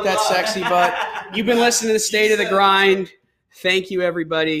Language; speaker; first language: English; native; English